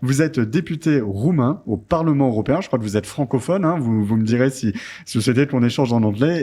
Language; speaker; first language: French; native; French